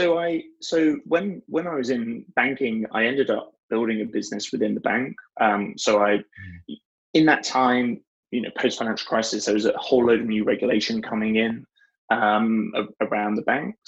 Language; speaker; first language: English; native; English